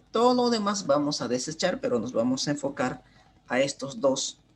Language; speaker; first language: Spanish; native; Spanish